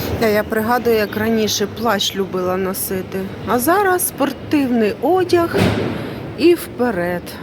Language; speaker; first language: Ukrainian; non-native, local second language; Russian